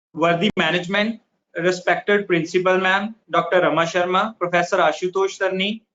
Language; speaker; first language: English; non-native, local second language; Punjabi